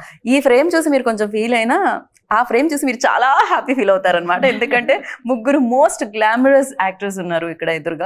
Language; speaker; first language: Telugu; native; Telugu